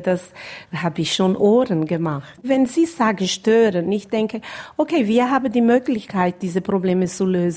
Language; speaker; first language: German; non-native, fluent; Portuguese